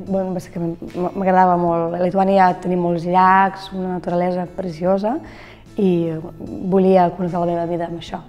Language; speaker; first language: Catalan; non-native, learner; Lithuanian